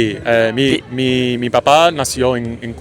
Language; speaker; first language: Spanish; early bilingual, heritage; English